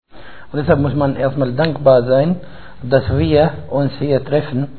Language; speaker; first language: German; non-native, fluent; Arabic